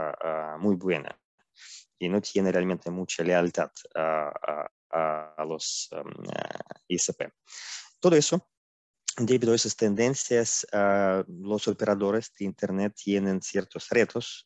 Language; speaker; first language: Spanish; non-native, fluent; Russian